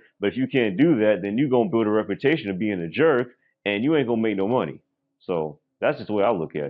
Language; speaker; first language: English; native; English